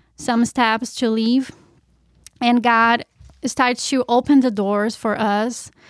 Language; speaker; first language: English; non-native, fluent; Portuguese